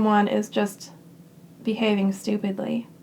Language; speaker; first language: English; native; English